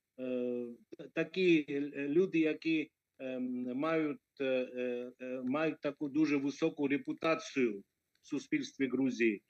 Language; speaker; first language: Ukrainian; non-native, fluent; Georgian